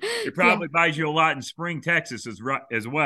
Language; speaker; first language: English; native; English